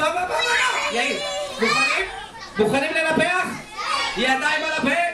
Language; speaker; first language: Hebrew; native; Hebrew